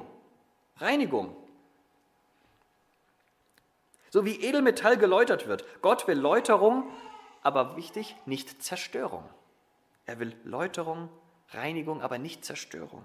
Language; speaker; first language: German; native; German